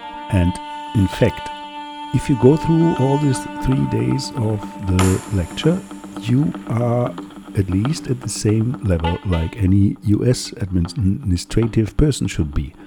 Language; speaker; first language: English; non-native, fluent; German